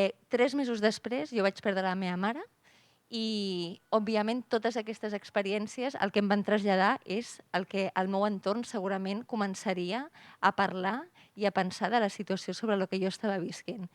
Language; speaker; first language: Catalan; native; Catalan